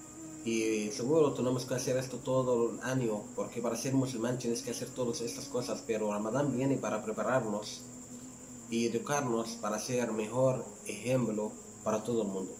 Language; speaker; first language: Spanish; non-native, learner; Arabic